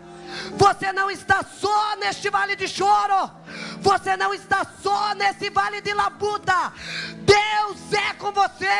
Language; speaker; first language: Portuguese; native; Portuguese